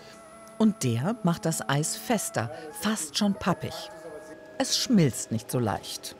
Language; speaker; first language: German; native; German